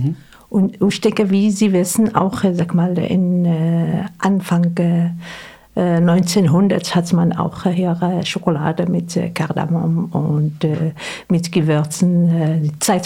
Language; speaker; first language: German; non-native, fluent; Arabic